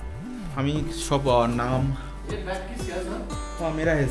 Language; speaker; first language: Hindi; non-native, local second language; Bangla